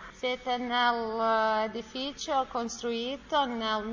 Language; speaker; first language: Italian; non-native, learner; Bosnian